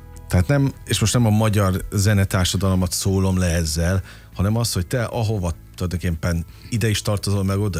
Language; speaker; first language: Hungarian; native; Hungarian